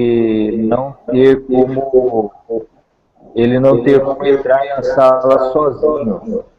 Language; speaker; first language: Portuguese; native; Portuguese